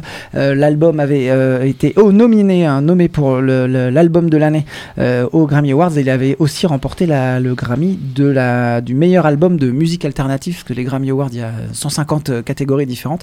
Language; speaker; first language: French; native; French